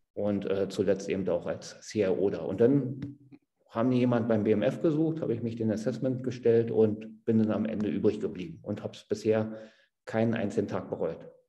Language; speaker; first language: German; native; German